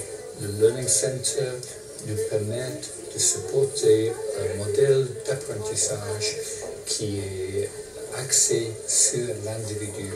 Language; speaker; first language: French; non-native, fluent; English